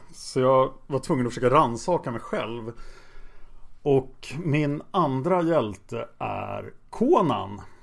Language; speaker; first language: Swedish; native; Swedish